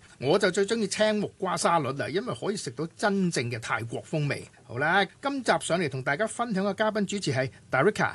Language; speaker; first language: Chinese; non-native, local second language; Cantonese